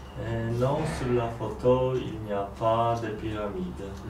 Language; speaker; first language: French; non-native, learner; Polish